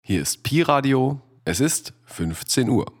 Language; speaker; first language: German; native; German